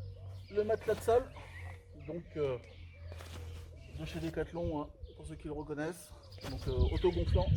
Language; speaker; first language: French; native; French